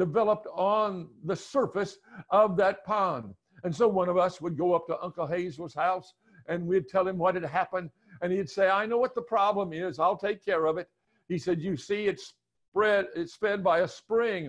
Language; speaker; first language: English; native; English